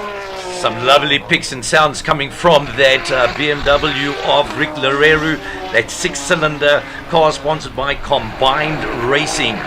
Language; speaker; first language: English; native; English